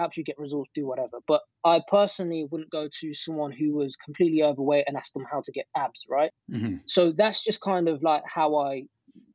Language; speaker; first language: English; native; English